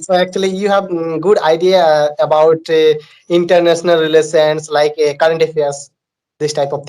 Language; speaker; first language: English; non-native, learner; Bangla